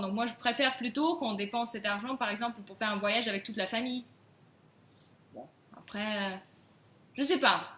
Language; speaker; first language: French; non-native, fluent; Russian